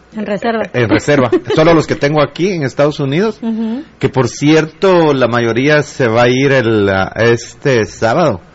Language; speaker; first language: Spanish; native; Spanish